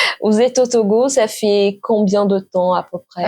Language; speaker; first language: French; native; French